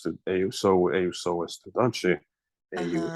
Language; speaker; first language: Portuguese; non-native, learner; English